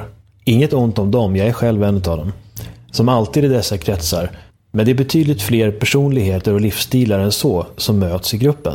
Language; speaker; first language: Swedish; native; Swedish